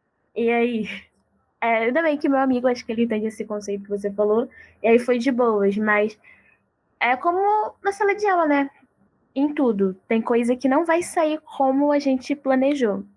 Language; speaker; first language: Portuguese; native; Portuguese